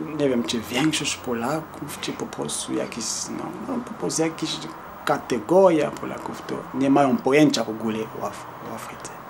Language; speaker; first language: Polish; non-native, fluent; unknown